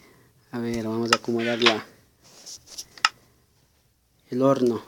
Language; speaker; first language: Spanish; native; Spanish